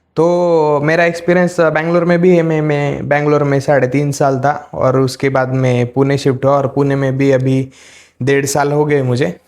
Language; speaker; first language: Hindi; non-native, local second language; Marathi